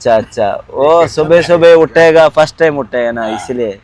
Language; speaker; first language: Hindi; non-native, local second language; Malayalam